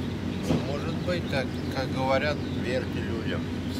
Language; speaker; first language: Russian; non-native, local second language; Estonian